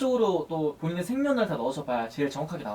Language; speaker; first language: Korean; native; Korean